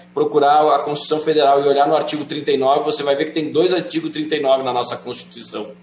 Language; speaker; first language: Portuguese; native; Portuguese